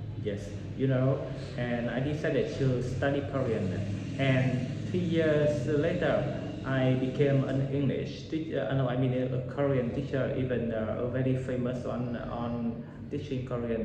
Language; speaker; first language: English; non-native, learner; Vietnamese